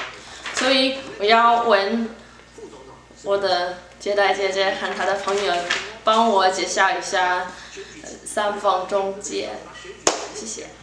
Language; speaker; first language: Chinese; non-native, learner; English